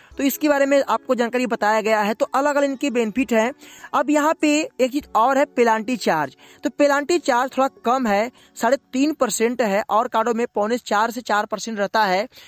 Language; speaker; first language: Hindi; native; Hindi